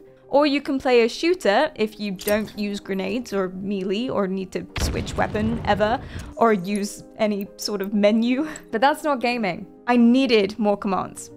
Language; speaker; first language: English; native; English